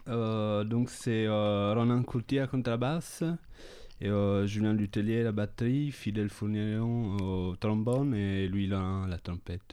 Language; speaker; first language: French; non-native, fluent; Italian